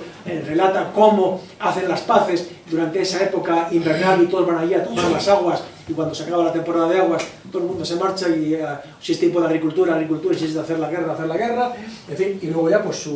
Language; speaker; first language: Spanish; native; Spanish